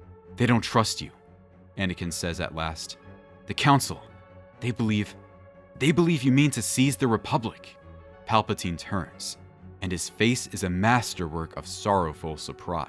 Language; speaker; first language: English; native; English